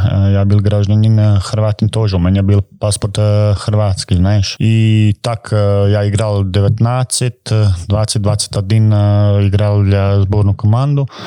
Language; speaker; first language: Russian; non-native, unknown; Croatian